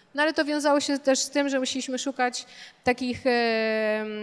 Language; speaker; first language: Polish; native; Polish